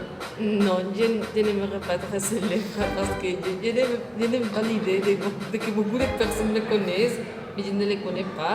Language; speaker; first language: French; non-native, learner; Spanish